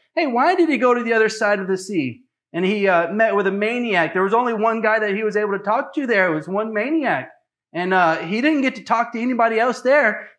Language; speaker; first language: English; native; English